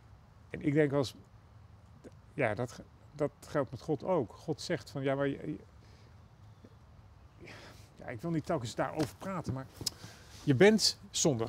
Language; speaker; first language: Dutch; native; Dutch